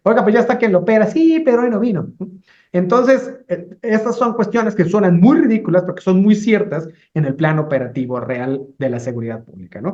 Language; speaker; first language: Spanish; native; Spanish